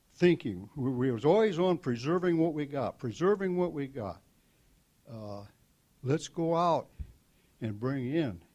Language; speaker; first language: English; native; English